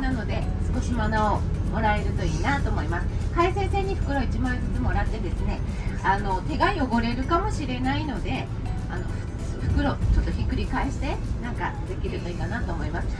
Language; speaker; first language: Japanese; native; Japanese